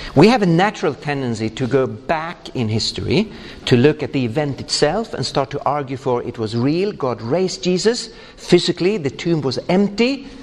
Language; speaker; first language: English; non-native, fluent; Swedish